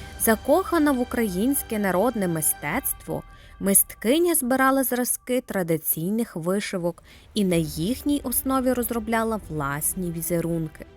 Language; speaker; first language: Ukrainian; native; Ukrainian